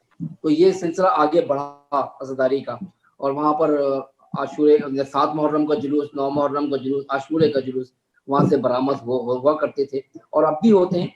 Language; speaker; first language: Urdu; native; Urdu